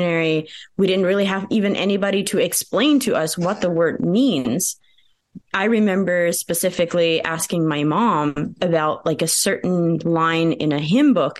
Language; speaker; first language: English; early bilingual, other home language; Pennsylvania German